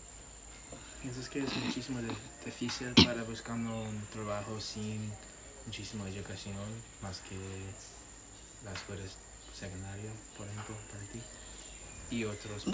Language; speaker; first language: Spanish; non-native, learner; English